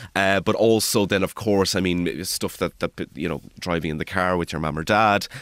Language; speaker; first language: English; native; English